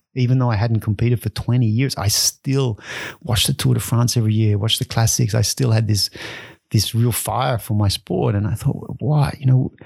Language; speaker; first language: English; native; English